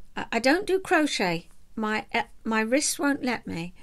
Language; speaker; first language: English; native; English